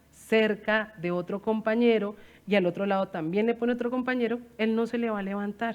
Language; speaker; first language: Spanish; native; Spanish